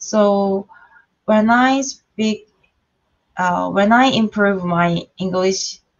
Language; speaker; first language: English; non-native, learner; Korean